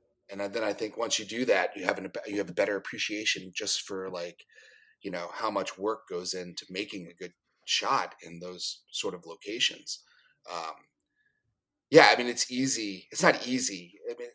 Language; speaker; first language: English; native; English